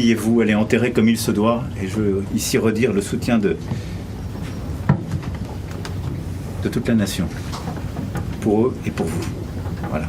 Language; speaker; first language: French; native; French